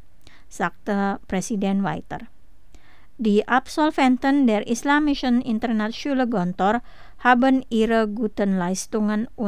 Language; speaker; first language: German; non-native, fluent; Indonesian